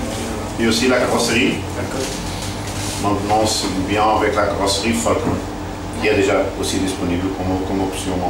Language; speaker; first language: French; non-native, fluent; Portuguese